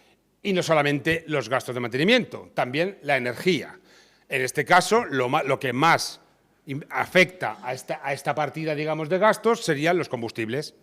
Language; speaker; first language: Spanish; native; Spanish